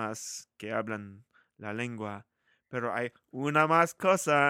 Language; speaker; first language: Spanish; non-native, learner; English